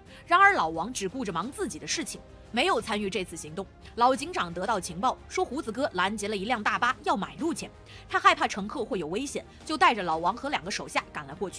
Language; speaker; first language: Chinese; native; Chinese